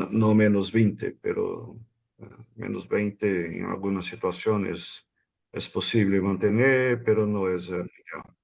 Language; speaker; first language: Spanish; non-native, fluent; Portuguese